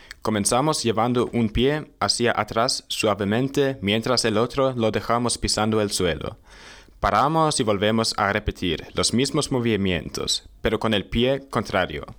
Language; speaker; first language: Spanish; non-native, learner; German